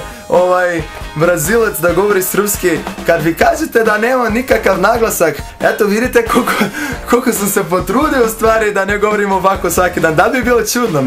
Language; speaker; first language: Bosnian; non-native, fluent; Portuguese